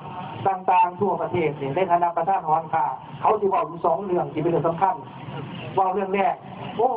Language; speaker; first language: Thai; non-native, local second language; Lao